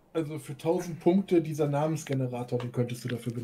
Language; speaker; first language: German; native; German